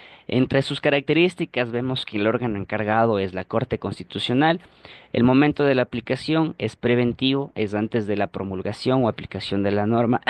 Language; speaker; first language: Spanish; native; Spanish